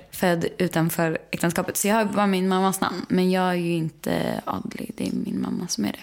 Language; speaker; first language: Swedish; native; Swedish